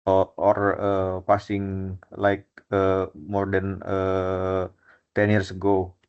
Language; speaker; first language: English; non-native, fluent; Indonesian